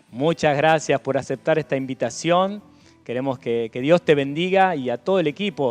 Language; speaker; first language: Spanish; native; Spanish